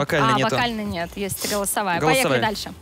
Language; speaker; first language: Russian; native; Russian